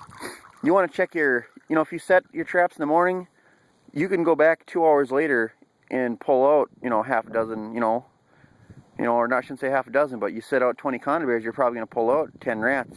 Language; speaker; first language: English; native; English